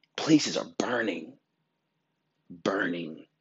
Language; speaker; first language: English; native; English